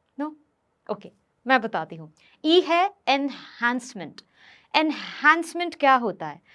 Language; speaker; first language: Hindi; non-native, local second language; Bhojpuri